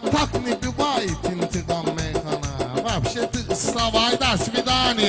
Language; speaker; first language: Russian; non-native, local second language; Talysh